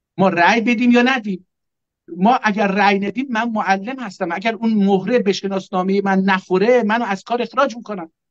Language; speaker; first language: Persian; non-native, local second language; Azerbaijani